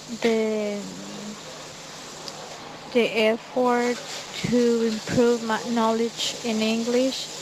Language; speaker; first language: English; non-native, fluent; Spanish